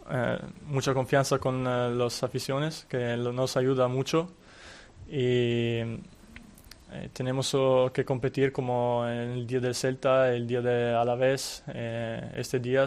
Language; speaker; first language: Spanish; non-native, fluent; Italian